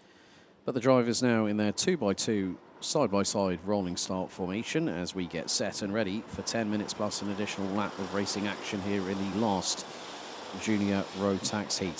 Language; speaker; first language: English; non-native, fluent; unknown